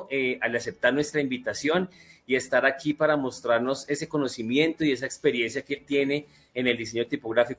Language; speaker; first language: Spanish; native; Spanish